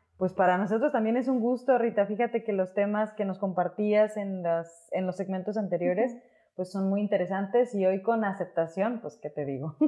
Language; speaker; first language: Spanish; native; Spanish